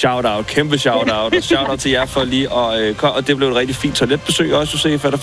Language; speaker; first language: Danish; native; Danish